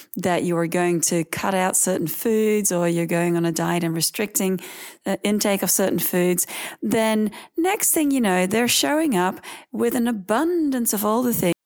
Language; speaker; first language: English; early bilingual, other home language; Dutch